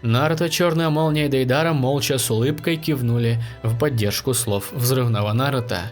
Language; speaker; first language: Russian; native; Russian